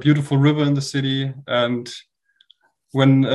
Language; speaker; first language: English; non-native, fluent; German